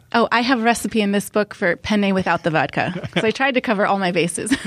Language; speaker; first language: English; native; English